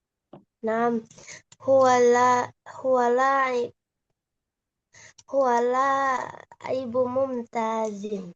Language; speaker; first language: Arabic; non-native, learner; Indonesian